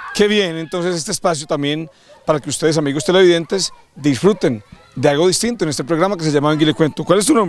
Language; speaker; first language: Spanish; native; Spanish